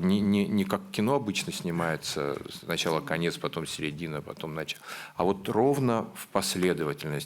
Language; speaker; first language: Russian; native; Russian